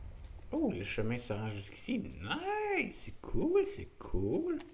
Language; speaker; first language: French; native; French